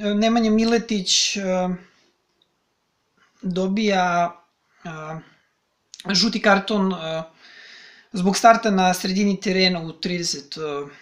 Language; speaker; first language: Serbian; native; Serbian